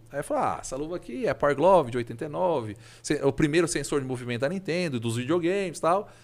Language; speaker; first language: Portuguese; native; Portuguese